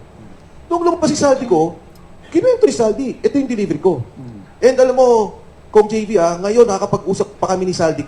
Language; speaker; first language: Filipino; native; Filipino